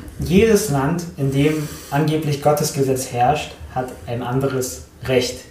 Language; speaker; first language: German; early bilingual, other home language; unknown